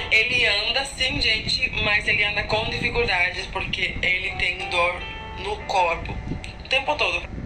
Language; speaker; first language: Portuguese; non-native, fluent; Spanish